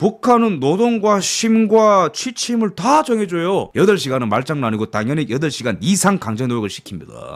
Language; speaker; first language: Korean; native; Korean